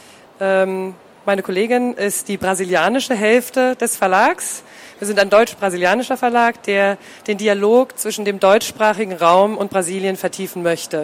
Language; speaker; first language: German; native; German